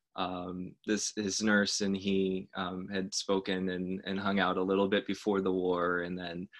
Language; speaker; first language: English; native; English